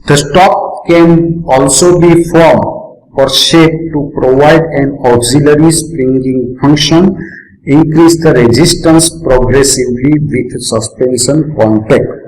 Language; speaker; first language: English; non-native, local second language; Gujarati